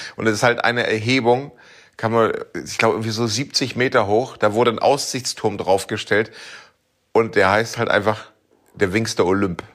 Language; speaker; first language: German; native; German